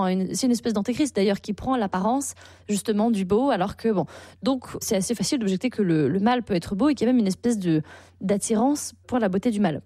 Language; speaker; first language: French; native; French